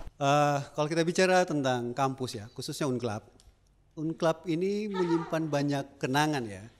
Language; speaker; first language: Indonesian; native; Indonesian